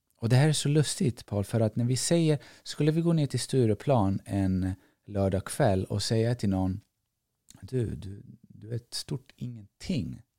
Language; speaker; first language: Swedish; early bilingual, other home language; Greek